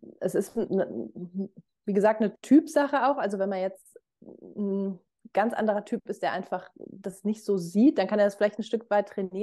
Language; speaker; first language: German; native; German